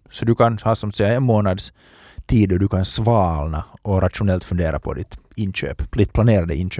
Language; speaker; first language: Swedish; native; Swedish